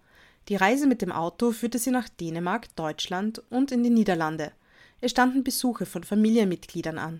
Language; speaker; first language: German; native; German